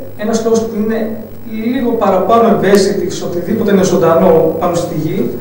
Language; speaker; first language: Greek; early bilingual, other home language; Arabic